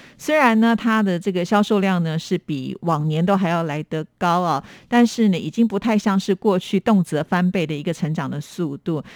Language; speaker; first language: Chinese; native; Chinese